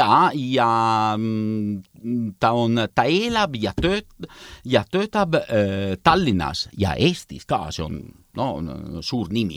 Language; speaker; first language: Estonian; non-native, learner; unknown